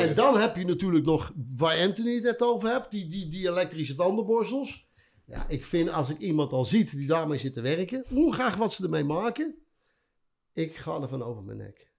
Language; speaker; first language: Dutch; native; Dutch